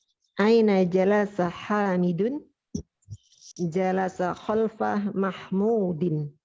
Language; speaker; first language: Arabic; non-native, learner; Indonesian